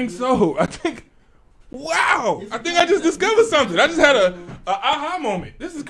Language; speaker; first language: English; native; English